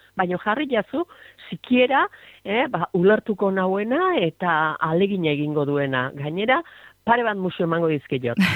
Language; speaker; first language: Basque; native; Basque